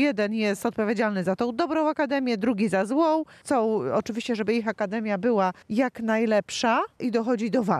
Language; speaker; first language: Polish; native; Polish